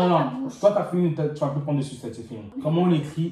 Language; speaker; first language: French; native; French